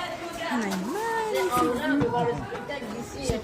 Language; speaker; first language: French; native; French